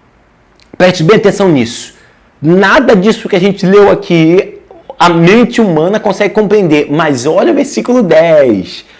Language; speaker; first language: Portuguese; native; Portuguese